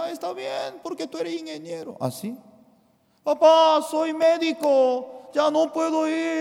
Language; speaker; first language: Spanish; non-native, fluent; Korean